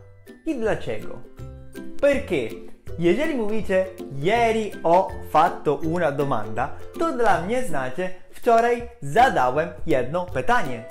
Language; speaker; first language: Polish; non-native, fluent; Italian